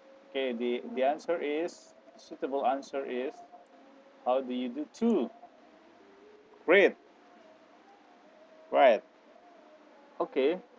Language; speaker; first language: English; non-native, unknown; Indonesian